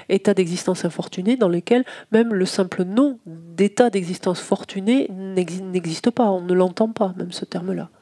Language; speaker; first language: French; native; French